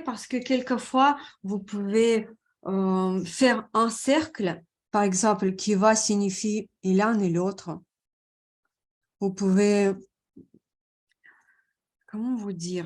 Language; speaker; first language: French; non-native, fluent; Russian